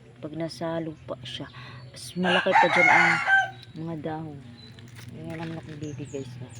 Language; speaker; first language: Filipino; native; Filipino